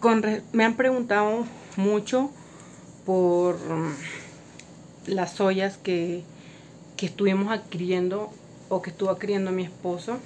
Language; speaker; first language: Spanish; native; Spanish